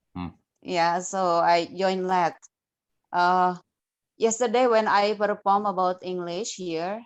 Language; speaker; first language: English; non-native, learner; Indonesian